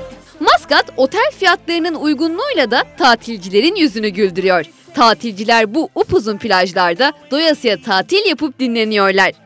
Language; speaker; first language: Turkish; native; Turkish